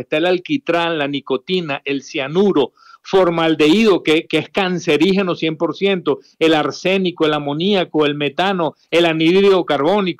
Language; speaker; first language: Spanish; native; Spanish